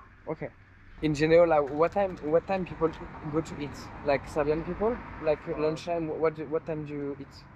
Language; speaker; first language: English; non-native, fluent; French